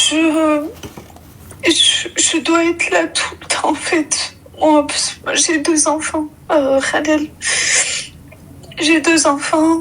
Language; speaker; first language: French; early bilingual, other home language; Arabic